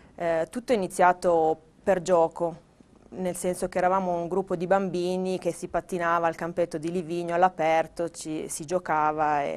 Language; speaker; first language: Italian; native; Italian